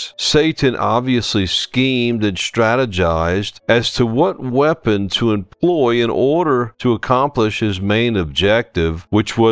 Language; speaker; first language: English; native; English